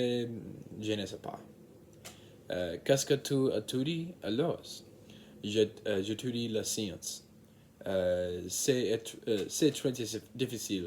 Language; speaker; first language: French; non-native, learner; English